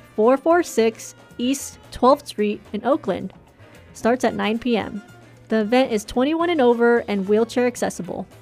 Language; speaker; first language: English; native; English